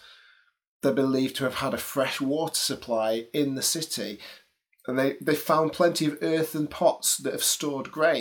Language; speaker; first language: English; native; English